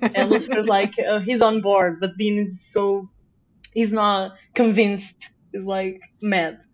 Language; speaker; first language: English; non-native, fluent; Portuguese